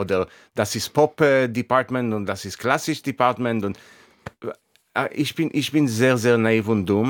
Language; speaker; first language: German; non-native, fluent; Hebrew